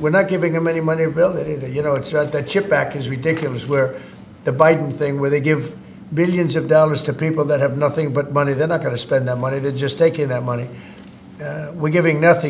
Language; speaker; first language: English; native; English